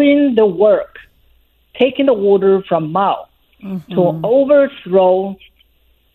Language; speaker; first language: English; non-native, fluent; Chinese